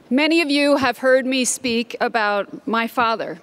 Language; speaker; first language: English; native; English